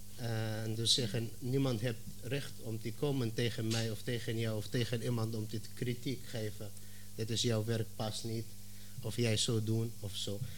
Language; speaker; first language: Dutch; non-native, learner; Arabic